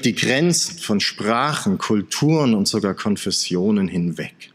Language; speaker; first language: German; native; German